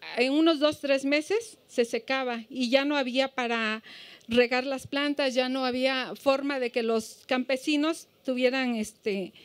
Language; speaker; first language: Spanish; native; Spanish